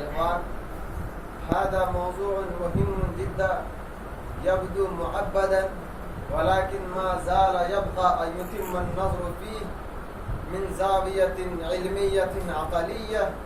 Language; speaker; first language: Arabic; non-native, learner; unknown